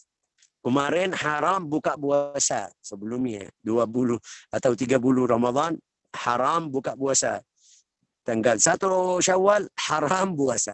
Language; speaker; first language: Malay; non-native, fluent; Arabic